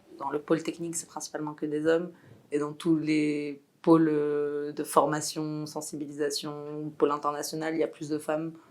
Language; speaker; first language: French; non-native, local second language; Arabic